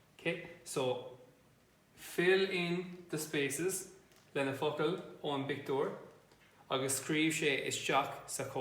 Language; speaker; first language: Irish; non-native, local second language; English